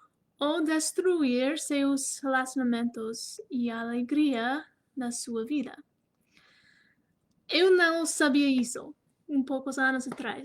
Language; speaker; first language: Portuguese; non-native, fluent; English